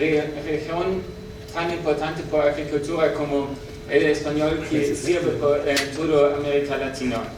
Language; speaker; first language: Spanish; non-native, learner; German